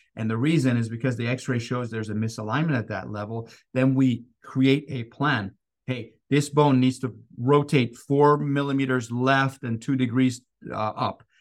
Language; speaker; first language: English; non-native, fluent; Persian